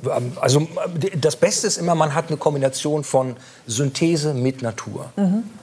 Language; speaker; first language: German; native; German